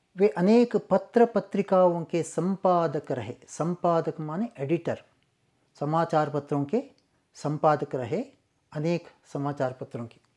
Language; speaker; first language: Hindi; non-native, local second language; Kannada